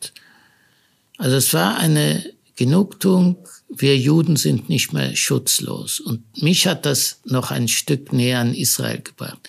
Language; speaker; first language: German; early bilingual, other home language; Hebrew